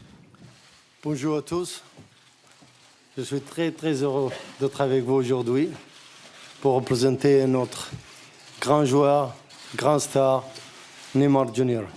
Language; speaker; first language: French; non-native, learner; Arabic